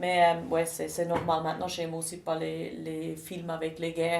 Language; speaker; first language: French; non-native, local second language; German